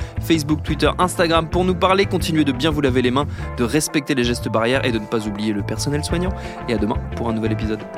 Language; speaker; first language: French; native; French